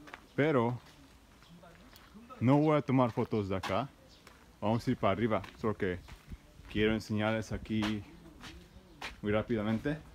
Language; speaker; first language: Spanish; early bilingual, heritage; Spanish